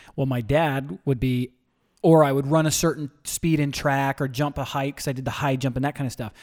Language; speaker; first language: English; native; English